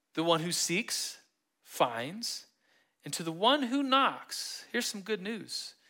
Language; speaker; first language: English; native; English